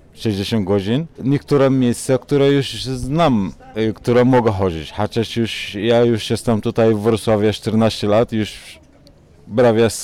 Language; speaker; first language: Polish; non-native, learner; Arabic